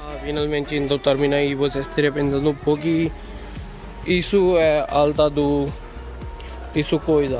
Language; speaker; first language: Portuguese; non-native, learner; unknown